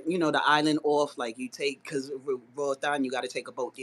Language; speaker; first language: English; native; English